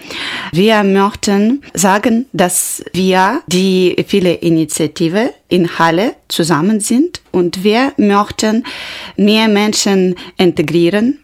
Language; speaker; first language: German; non-native, learner; Ukrainian